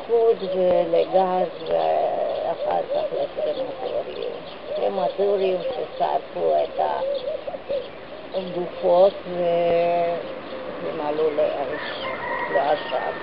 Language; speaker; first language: Hebrew; non-native, fluent; Hungarian